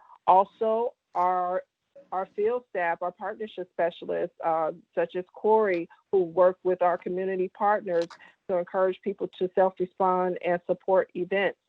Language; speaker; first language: English; native; English